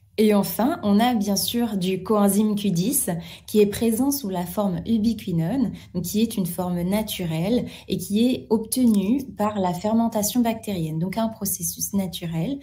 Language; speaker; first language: French; native; French